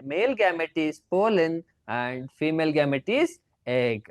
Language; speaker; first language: English; non-native, local second language; Kannada